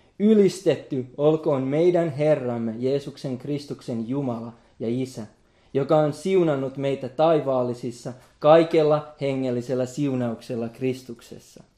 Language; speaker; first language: Finnish; non-native, local second language; Swedish